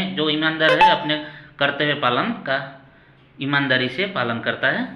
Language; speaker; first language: Hindi; non-native, local second language; Gujarati